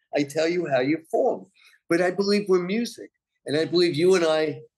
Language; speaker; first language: English; native; English